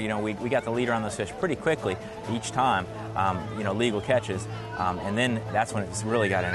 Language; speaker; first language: English; native; English